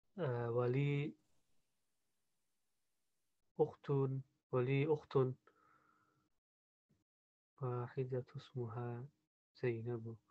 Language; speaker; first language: Arabic; non-native, learner; English